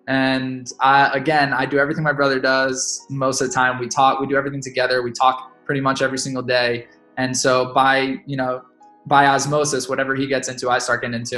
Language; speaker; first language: English; native; English